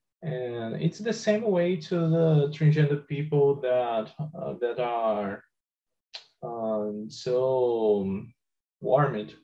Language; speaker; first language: English; non-native, learner; Portuguese